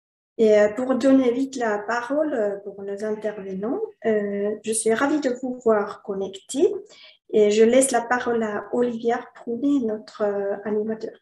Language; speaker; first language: French; non-native, learner; Finnish